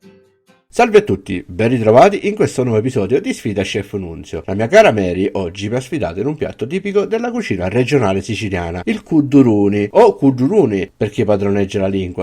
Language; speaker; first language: Italian; native; Italian